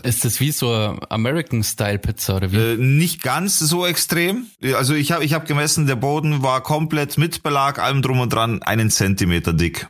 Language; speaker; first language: German; native; German